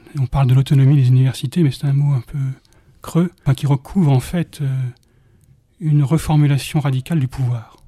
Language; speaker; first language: French; native; French